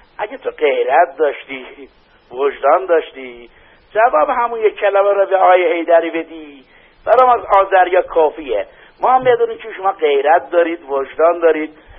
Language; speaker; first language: Persian; non-native, local second language; Azerbaijani